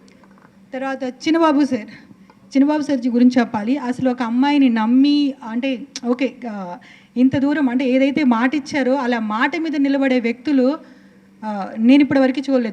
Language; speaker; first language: Telugu; native; Telugu